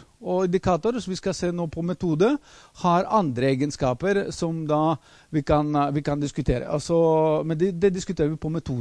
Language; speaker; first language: Norwegian; non-native, fluent; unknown